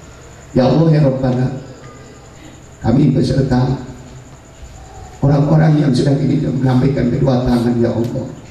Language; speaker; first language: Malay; non-native, local second language; Javanese